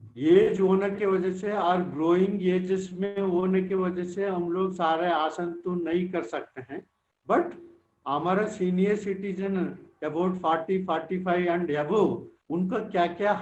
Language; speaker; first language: Hindi; non-native, local second language; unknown